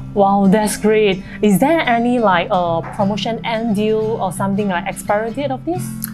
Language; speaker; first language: English; non-native, local second language; Chinese